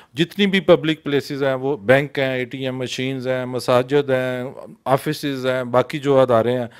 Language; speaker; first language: Urdu; non-native, local second language; Punjabi